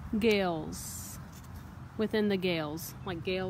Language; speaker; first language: English; native; English